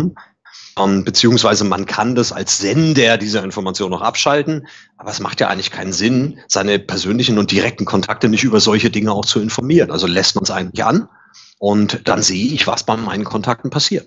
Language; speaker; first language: German; native; German